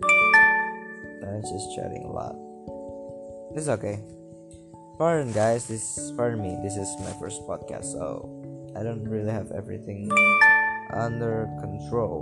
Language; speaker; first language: English; non-native, fluent; Indonesian